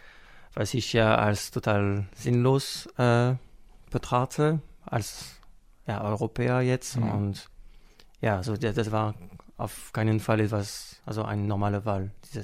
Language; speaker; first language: German; non-native, fluent; French